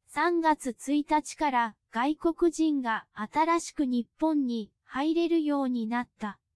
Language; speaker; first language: Japanese; non-native, fluent; Cantonese